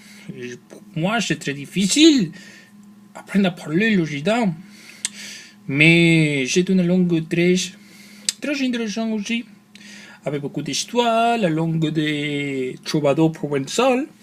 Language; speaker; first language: French; non-native, learner; Spanish